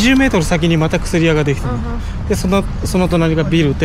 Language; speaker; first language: Japanese; native; Japanese